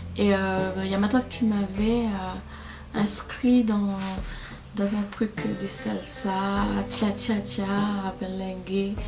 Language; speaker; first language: French; non-native, local second language; Haitian Creole